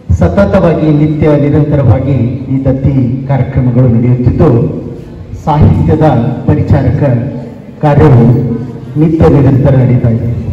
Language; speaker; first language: Kannada; non-native, local second language; Urdu